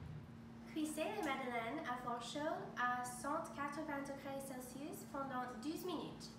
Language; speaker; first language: French; non-native, learner; English